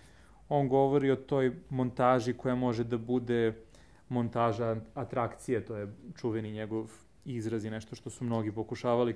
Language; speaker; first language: Serbian; native; Serbian